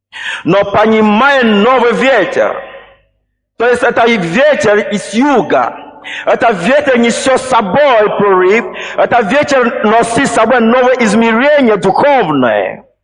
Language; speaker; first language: Russian; non-native, fluent; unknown